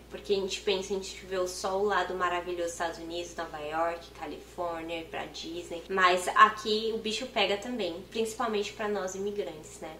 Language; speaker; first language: Portuguese; native; Portuguese